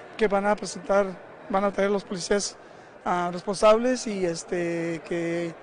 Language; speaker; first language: Spanish; native; Spanish